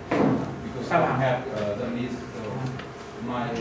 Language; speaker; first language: English; non-native, learner; Vietnamese